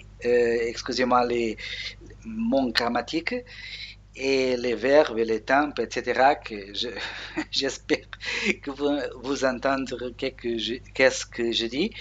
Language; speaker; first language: French; non-native, learner; Portuguese